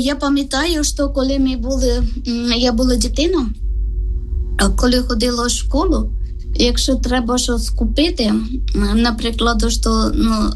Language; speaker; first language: Ukrainian; non-native, learner; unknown